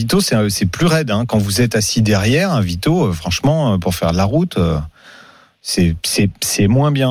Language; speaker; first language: French; native; French